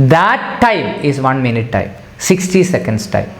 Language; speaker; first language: English; non-native, local second language; Malayalam